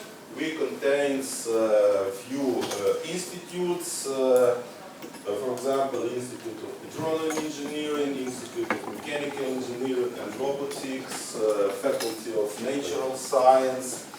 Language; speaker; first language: English; non-native, learner; Ukrainian